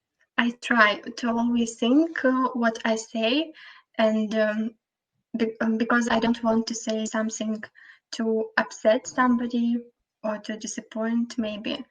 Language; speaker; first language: English; non-native, fluent; Russian